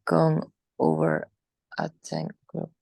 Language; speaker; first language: English; non-native, learner; Spanish